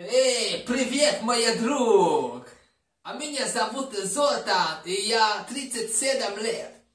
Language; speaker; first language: Russian; non-native, learner; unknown